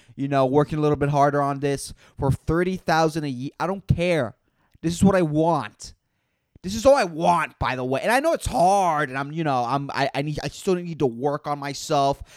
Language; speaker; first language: English; non-native, fluent; Spanish